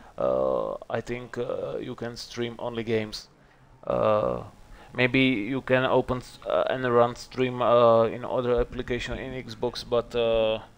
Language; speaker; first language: English; non-native, learner; Czech